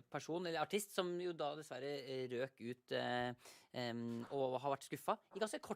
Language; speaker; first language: Norwegian; native; Norwegian